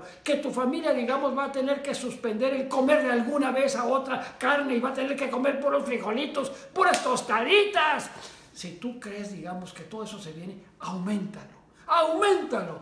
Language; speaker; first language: Spanish; native; Spanish